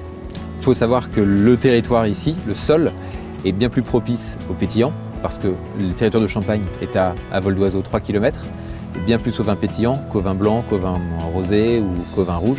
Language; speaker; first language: French; native; French